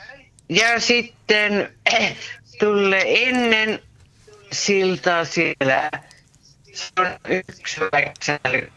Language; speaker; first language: Finnish; non-native, local second language; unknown